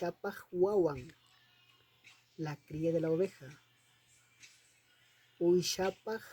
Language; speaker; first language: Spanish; non-native, local second language; Quechua